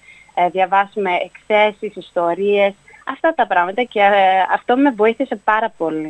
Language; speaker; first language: Greek; early bilingual, heritage; Greek